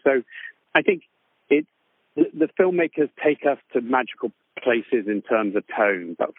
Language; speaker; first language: English; native; English